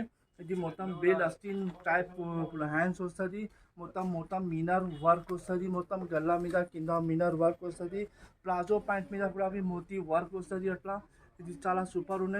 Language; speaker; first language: Telugu; non-native, local second language; Hindi